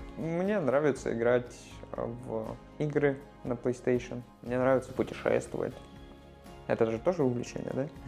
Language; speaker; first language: Russian; native; Russian